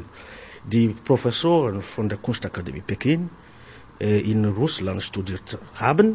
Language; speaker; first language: German; non-native, fluent; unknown